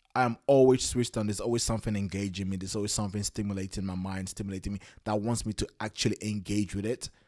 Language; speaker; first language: English; non-native, local second language; Yoruba